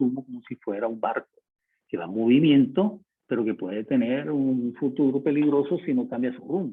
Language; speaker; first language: Spanish; native; Spanish